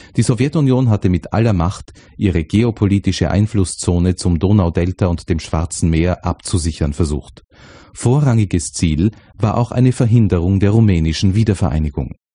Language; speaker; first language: German; native; German